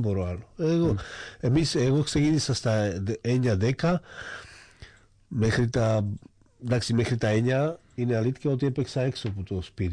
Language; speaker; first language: Greek; non-native, fluent; Slovak